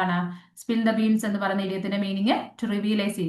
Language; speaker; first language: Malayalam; native; Malayalam